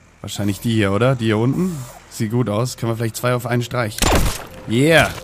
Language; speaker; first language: German; native; German